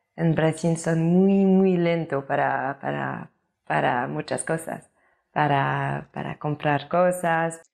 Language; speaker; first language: Spanish; non-native, learner; French